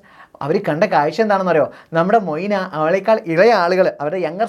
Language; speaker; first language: Malayalam; native; Malayalam